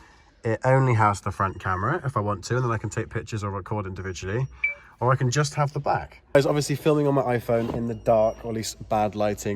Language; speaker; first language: English; native; English